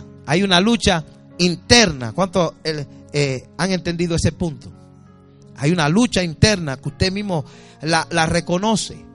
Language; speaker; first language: Spanish; native; Spanish